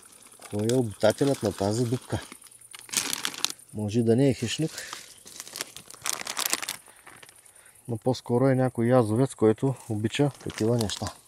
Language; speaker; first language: Bulgarian; native; Bulgarian